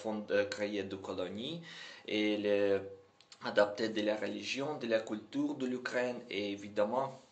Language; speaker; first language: French; non-native, learner; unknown